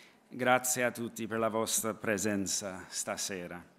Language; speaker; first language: Italian; non-native, fluent; English